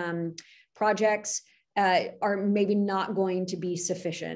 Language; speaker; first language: English; native; English